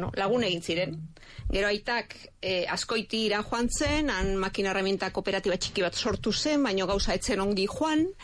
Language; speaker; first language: Basque; native; Basque